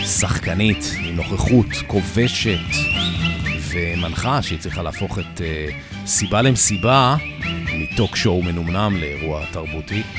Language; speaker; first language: Hebrew; native; Hebrew